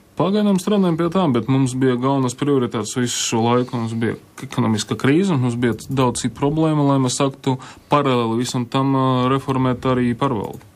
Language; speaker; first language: Latvian; non-native, local second language; Russian